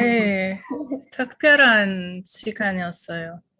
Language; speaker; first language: Korean; non-native, learner; English